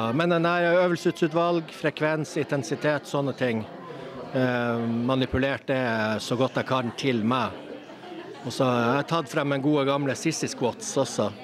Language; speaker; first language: Norwegian; native; Norwegian